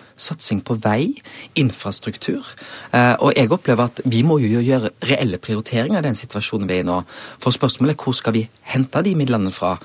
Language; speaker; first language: Norwegian; native; Norwegian